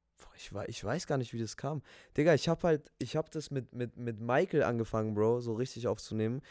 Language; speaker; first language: German; early bilingual, other home language; Spanish